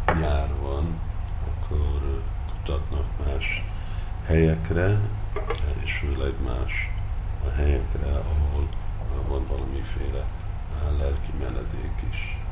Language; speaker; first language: Hungarian; early bilingual, heritage; Hungarian